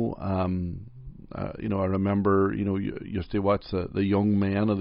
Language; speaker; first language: English; native; English